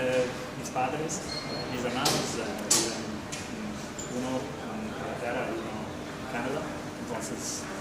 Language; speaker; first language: Spanish; non-native, learner; English